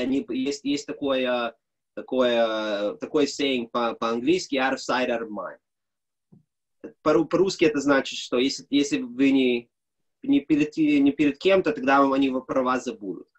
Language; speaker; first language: Russian; early bilingual, heritage; Russian